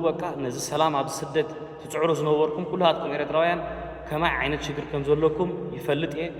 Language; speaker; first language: Tigrinya; early bilingual, heritage; Tigrinya